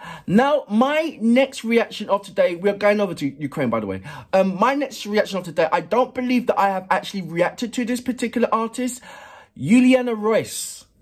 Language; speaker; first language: English; native; English